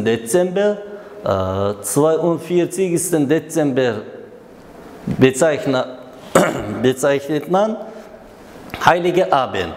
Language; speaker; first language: German; non-native, learner; Uzbek